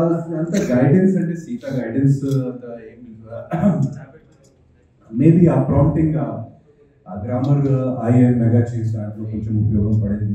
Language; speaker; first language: Telugu; non-native, fluent; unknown